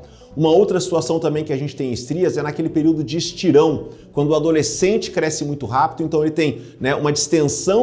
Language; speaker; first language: Portuguese; native; Portuguese